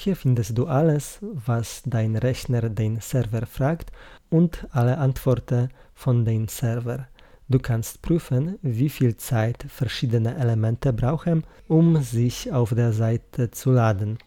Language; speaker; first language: German; non-native, learner; Polish